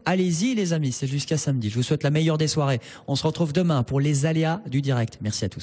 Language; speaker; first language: French; native; French